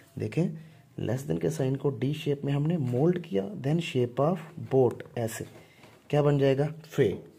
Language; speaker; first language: Hindi; non-native, local second language; Punjabi